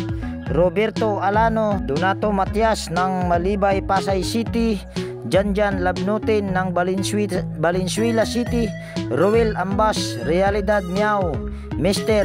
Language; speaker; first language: Filipino; native; Filipino